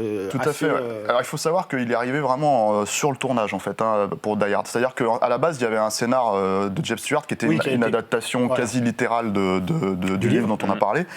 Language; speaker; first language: French; native; French